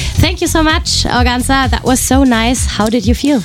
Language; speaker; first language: English; non-native, fluent; German